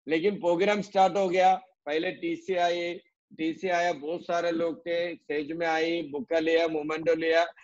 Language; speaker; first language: Hindi; non-native, local second language; Malayalam